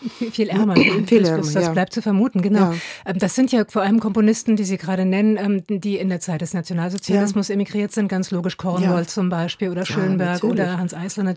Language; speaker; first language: German; native; German